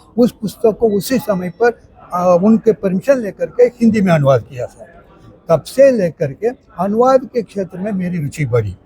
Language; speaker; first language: Hindi; non-native, local second language; Tamil